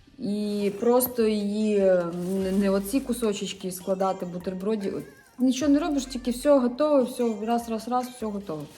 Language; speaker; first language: Ukrainian; non-native, local second language; Russian